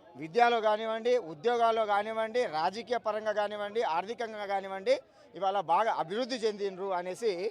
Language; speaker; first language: Telugu; non-native, local second language; Lambadi